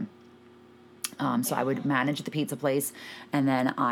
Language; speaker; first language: English; native; English